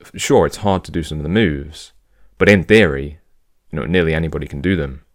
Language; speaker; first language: English; native; English